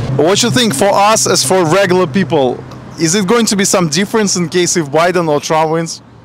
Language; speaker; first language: English; non-native, fluent; Russian